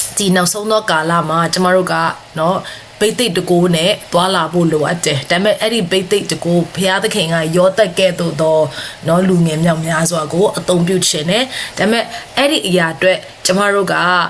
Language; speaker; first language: Burmese; non-native, local second language; Tedim Chin